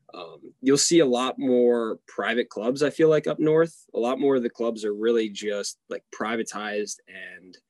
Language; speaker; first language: English; early bilingual, other home language; Hungarian